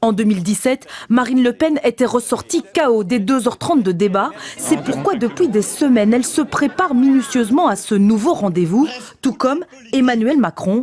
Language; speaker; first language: French; native; French